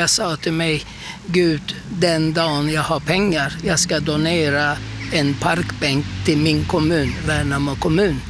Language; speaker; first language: Swedish; non-native, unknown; Turkish